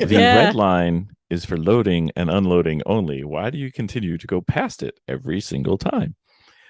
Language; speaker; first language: English; native; English